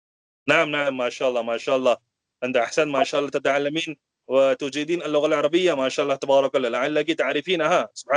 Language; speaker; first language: Arabic; non-native, fluent; Urdu